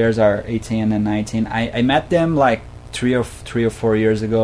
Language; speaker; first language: English; non-native, fluent; Portuguese